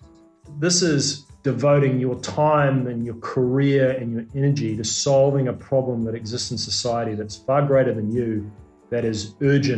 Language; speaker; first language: English; native; English